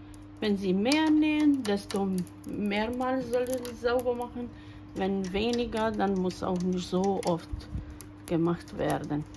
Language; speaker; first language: German; non-native, fluent; Croatian